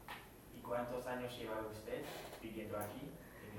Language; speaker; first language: Spanish; non-native, fluent; English